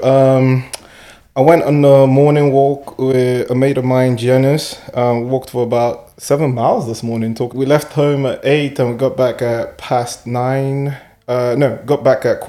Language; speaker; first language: English; non-native, local second language; Yoruba